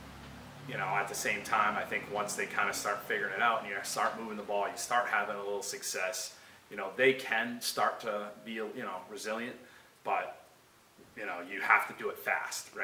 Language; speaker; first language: English; native; English